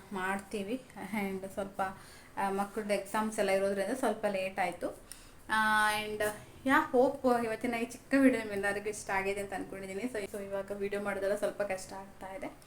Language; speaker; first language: Kannada; non-native, local second language; Tulu